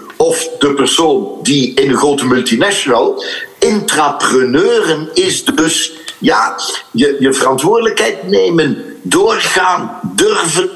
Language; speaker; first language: Dutch; native; Dutch